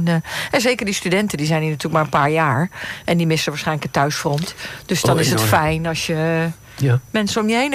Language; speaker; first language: Dutch; native; Dutch